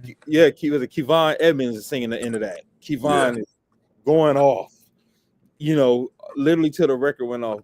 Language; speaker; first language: English; native; English